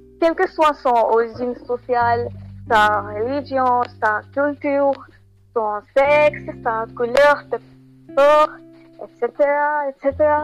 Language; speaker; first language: French; non-native, learner; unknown